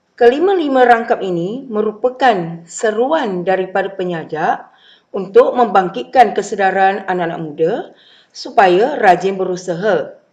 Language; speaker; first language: Malay; non-native, local second language; Chinese